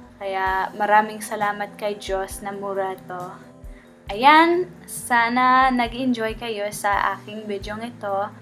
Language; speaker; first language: Filipino; early bilingual, heritage; Filipino